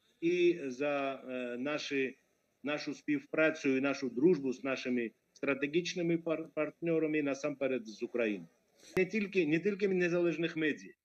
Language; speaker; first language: Ukrainian; non-native, fluent; Georgian